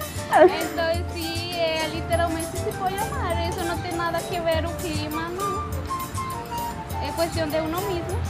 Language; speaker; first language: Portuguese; non-native, learner; Spanish